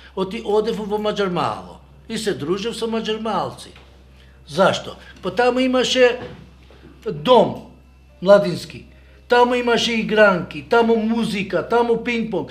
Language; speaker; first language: Macedonian; non-native, local second language; Albanian